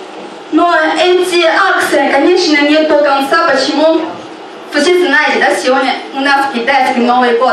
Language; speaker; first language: Russian; non-native, learner; Chinese